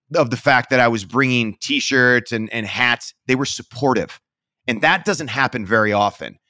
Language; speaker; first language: English; native; English